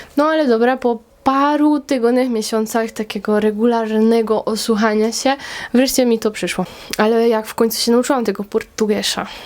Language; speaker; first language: Polish; native; Polish